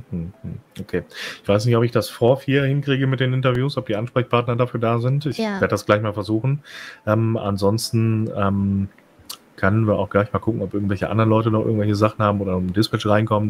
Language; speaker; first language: German; native; German